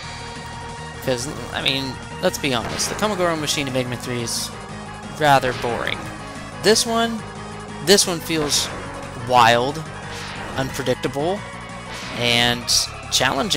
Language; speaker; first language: English; native; English